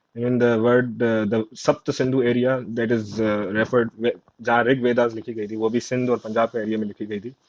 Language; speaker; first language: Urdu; non-native, local second language; Sindhi